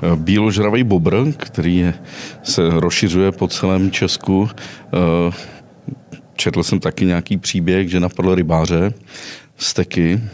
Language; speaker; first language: Czech; native; Czech